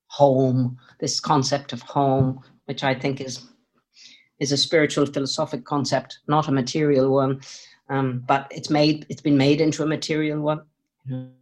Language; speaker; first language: English; native; English